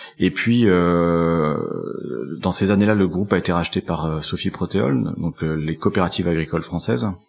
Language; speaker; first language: French; native; French